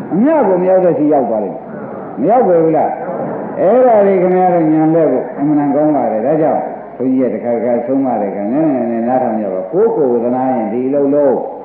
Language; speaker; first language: Burmese; native; Burmese